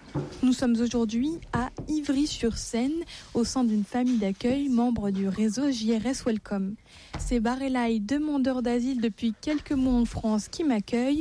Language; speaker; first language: French; native; French